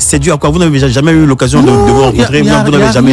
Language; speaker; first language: French; native; French